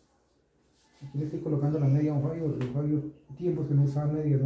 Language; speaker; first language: Spanish; native; Spanish